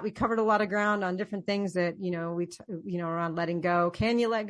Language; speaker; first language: English; native; English